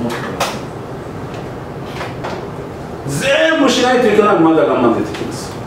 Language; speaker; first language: Japanese; non-native, learner; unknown